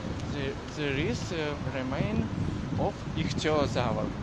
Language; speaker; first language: English; non-native, learner; Russian